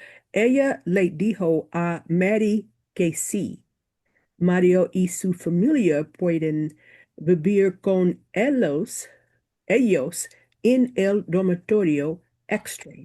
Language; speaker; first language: Spanish; non-native, learner; English